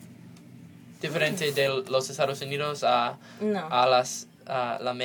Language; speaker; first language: Spanish; non-native, learner; English